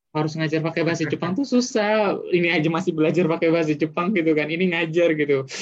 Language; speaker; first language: Indonesian; native; Indonesian